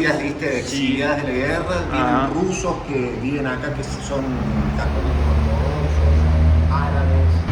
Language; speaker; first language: Spanish; native; Spanish